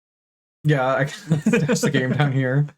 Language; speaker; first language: English; native; English